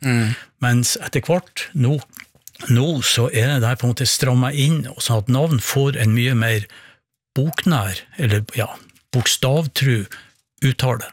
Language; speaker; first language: Norwegian; native; Norwegian